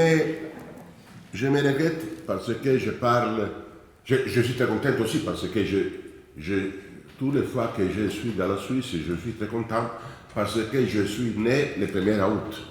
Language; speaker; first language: French; non-native, fluent; Italian